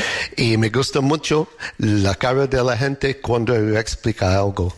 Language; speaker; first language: Spanish; non-native, fluent; English